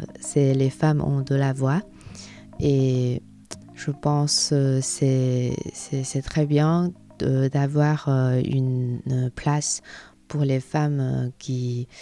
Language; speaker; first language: French; non-native, learner; Chinese